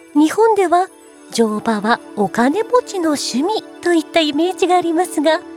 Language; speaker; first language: Japanese; native; Japanese